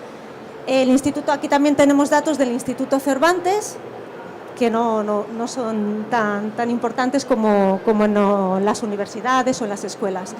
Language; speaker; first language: Spanish; native; Spanish